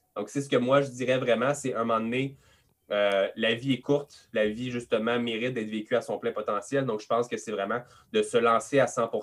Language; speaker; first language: French; native; French